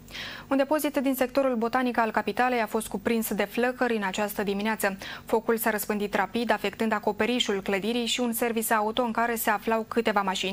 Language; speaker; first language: Romanian; native; Romanian